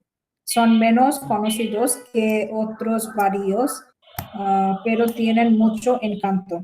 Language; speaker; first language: Spanish; non-native, learner; Bangla